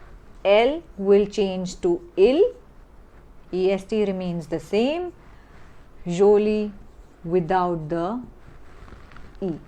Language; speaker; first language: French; non-native, fluent; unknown